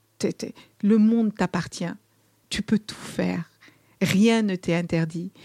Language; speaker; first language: French; early bilingual, other home language; Kabuverdianu